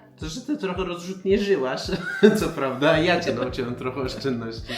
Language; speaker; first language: Polish; non-native, fluent; Persian